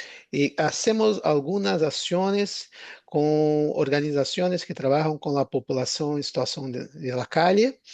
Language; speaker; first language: Spanish; non-native, fluent; Portuguese